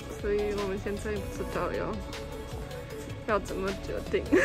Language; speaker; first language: Chinese; early bilingual, heritage; German